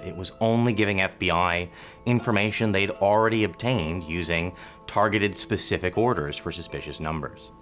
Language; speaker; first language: English; native; English